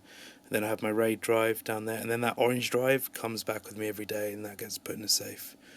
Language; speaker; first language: English; native; English